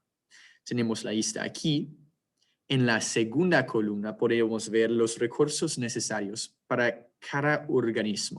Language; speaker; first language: Spanish; non-native, fluent; English